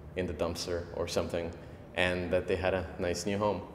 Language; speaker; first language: English; early bilingual, other home language; Spanish